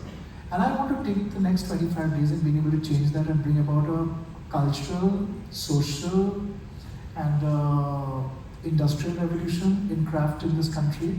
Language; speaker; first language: English; non-native, local second language; Bangla